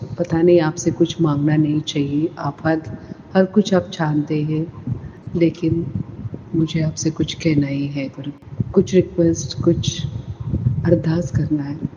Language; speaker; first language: Hindi; non-native, local second language; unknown